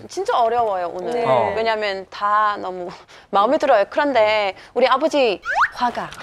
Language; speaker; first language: Korean; non-native, learner; English